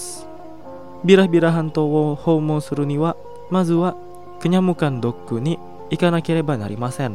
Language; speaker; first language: Japanese; non-native, fluent; Indonesian